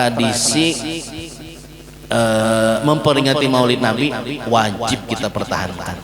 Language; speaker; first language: Indonesian; non-native, local second language; Banjar